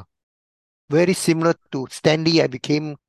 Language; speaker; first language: English; non-native, local second language; Min Nan Chinese